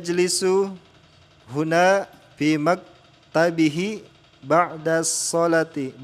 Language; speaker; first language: Arabic; non-native, learner; Indonesian